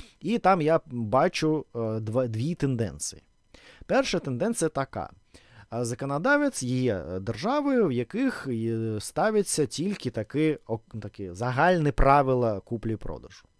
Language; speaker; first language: Ukrainian; non-native, fluent; Russian